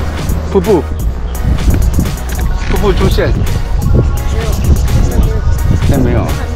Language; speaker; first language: Chinese; native; Chinese